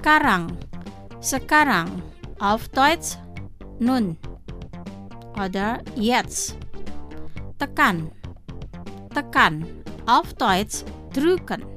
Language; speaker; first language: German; non-native, fluent; Indonesian